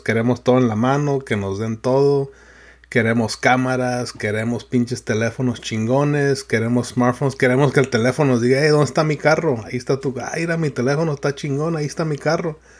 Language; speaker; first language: Spanish; early bilingual, other home language; English